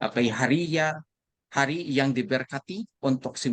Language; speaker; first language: Indonesian; non-native, learner; Filipino